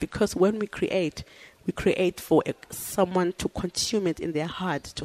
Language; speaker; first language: English; non-native, local second language; Zulu